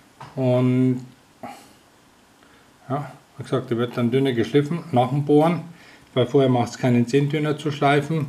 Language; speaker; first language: German; native; German